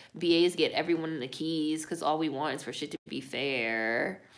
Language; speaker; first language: English; native; English